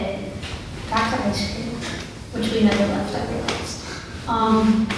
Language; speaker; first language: English; native; English